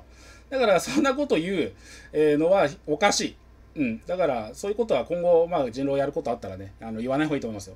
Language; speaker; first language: Japanese; native; Japanese